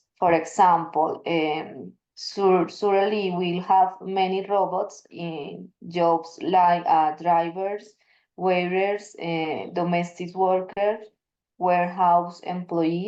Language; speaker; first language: English; non-native, learner; Spanish